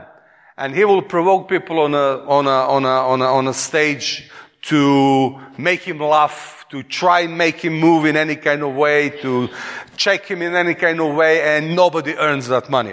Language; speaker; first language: English; non-native, fluent; Serbian